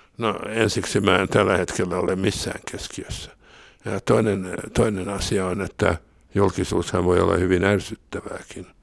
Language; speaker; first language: Finnish; non-native, local second language; Swedish